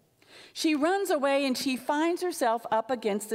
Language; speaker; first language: English; native; English